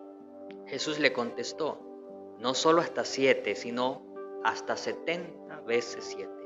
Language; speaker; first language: Spanish; native; Spanish